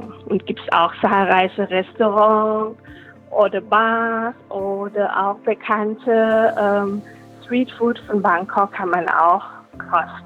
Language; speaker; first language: German; non-native, learner; Thai